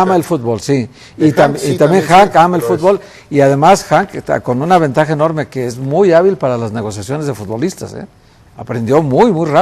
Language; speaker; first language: Spanish; native; Spanish